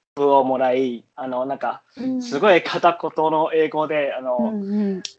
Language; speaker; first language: Japanese; non-native, fluent; Chinese